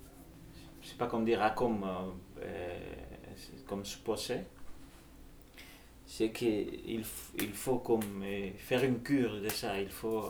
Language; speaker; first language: French; non-native, fluent; Spanish